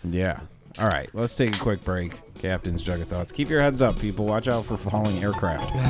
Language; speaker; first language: English; native; English